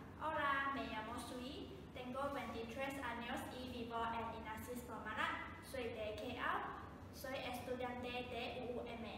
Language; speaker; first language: Spanish; non-native, learner; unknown